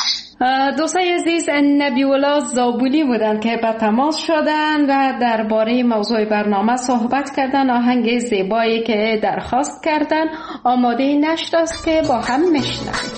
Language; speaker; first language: Persian; native; Persian